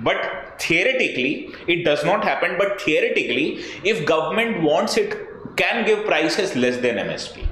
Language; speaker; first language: English; non-native, local second language; Hindi